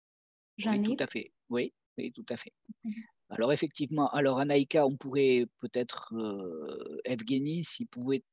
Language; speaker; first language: French; native; French